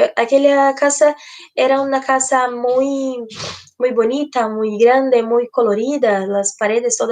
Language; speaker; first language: Spanish; non-native, fluent; Portuguese